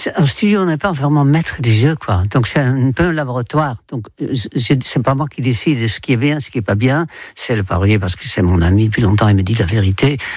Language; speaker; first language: French; non-native, fluent; Dutch